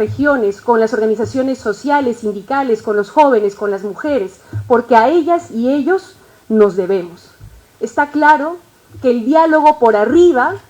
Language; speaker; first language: Spanish; native; Spanish